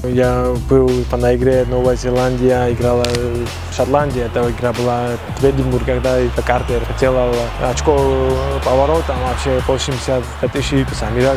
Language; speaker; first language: Russian; non-native, fluent; Georgian